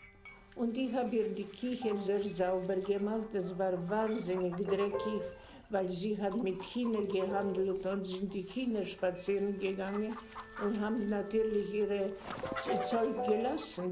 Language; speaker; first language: German; non-native, fluent; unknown